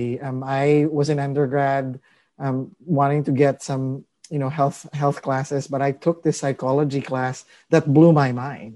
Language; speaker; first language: English; non-native, local second language; Filipino